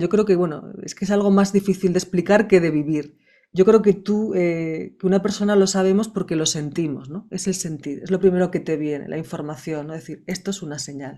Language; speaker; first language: Spanish; native; Spanish